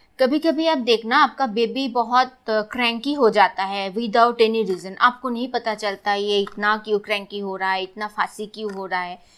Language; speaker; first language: Hindi; non-native, local second language; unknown